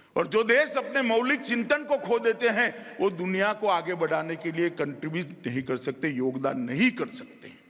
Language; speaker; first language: Hindi; non-native, local second language; Gujarati